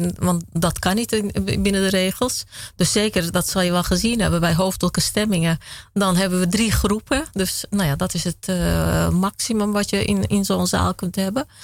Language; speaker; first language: Dutch; early bilingual, other home language; Kurdish